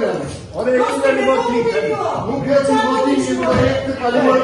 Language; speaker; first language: Albanian; native; Albanian